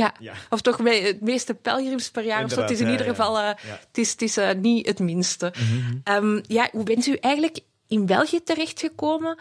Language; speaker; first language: Dutch; native; Dutch